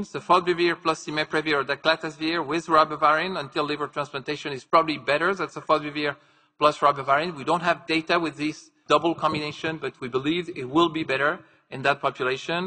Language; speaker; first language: English; non-native, fluent; French